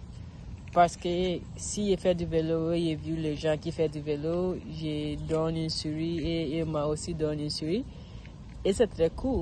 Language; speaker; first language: French; non-native, learner; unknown